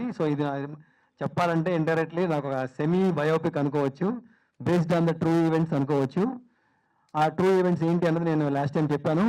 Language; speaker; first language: Telugu; native; Telugu